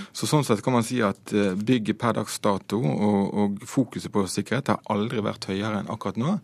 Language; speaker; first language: Norwegian; native; Norwegian